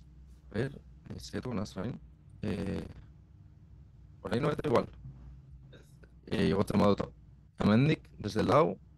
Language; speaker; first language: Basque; non-native, local second language; Spanish